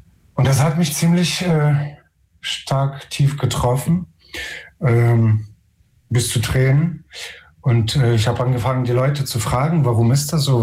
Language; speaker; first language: German; non-native, fluent; Ukrainian